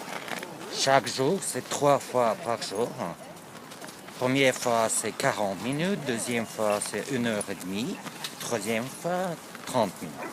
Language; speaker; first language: French; non-native, learner; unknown